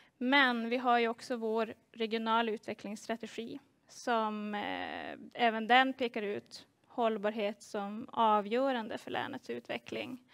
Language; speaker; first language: Swedish; native; Swedish